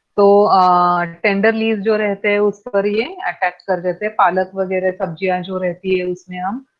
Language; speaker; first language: Hindi; non-native, local second language; Marathi